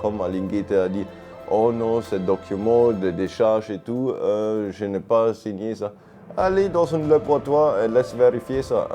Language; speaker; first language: French; non-native, fluent; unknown